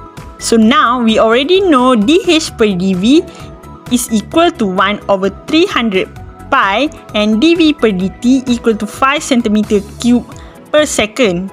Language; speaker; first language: English; non-native, local second language; Malay